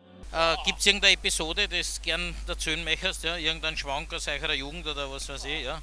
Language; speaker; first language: German; native; German